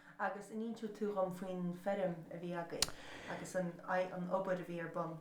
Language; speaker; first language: Irish; native; Irish